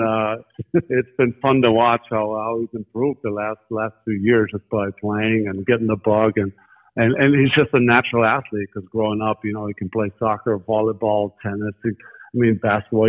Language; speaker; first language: English; non-native, fluent; German